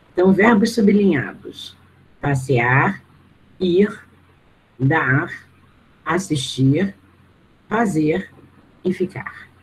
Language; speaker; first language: Portuguese; native; Portuguese